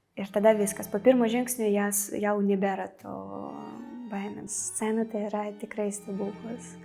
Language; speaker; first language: Lithuanian; non-native, fluent; Russian